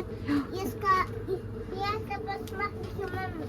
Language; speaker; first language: Icelandic; early bilingual, heritage; Icelandic